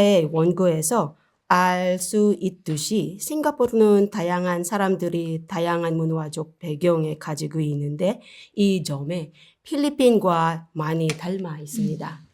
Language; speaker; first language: Korean; non-native, learner; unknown